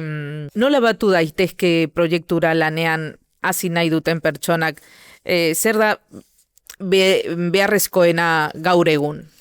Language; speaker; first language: Basque; non-native, fluent; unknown